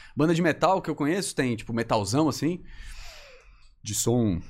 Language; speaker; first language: Portuguese; native; Portuguese